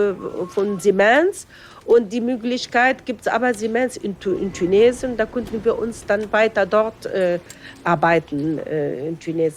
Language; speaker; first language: German; non-native, fluent; Arabic